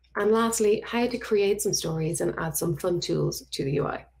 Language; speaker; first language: English; native; English